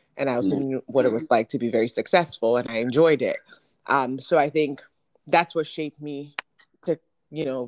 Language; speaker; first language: English; non-native, local second language; Akan